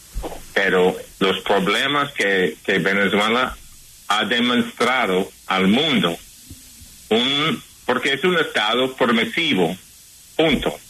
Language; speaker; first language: Spanish; non-native, fluent; English